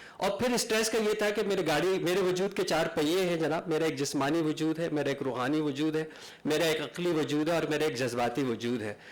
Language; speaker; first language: Urdu; native; Urdu